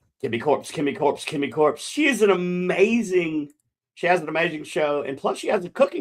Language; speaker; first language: English; native; English